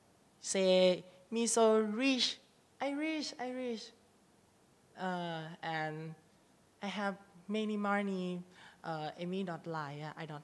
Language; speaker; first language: English; non-native, learner; Thai